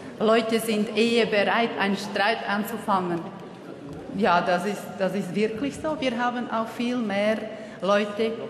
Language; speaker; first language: German; non-native, fluent; Slovak